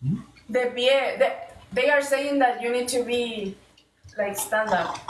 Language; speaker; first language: English; non-native, fluent; Spanish